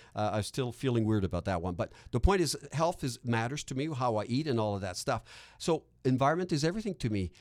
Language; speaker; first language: English; non-native, local second language; French